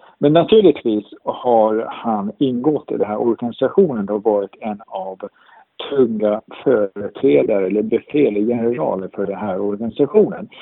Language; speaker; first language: Swedish; non-native, fluent; Persian